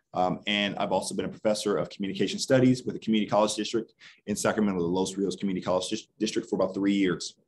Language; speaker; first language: English; native; English